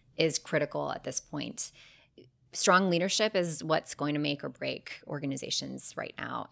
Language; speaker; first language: English; native; English